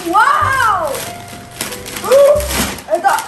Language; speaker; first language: Russian; early bilingual, heritage; Russian